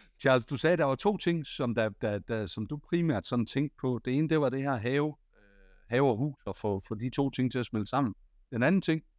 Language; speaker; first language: Danish; native; Danish